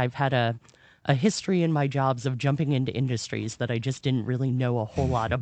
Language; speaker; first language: English; native; English